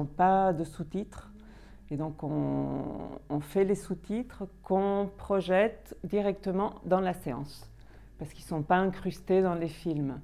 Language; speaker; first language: French; native; French